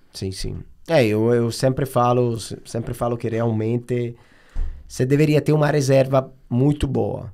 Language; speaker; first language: Portuguese; non-native, fluent; Italian